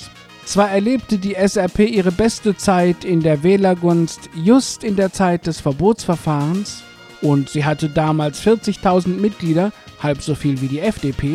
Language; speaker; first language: German; native; German